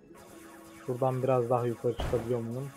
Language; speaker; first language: Turkish; native; Turkish